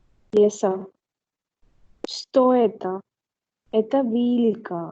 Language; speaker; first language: Russian; non-native, learner; Hindi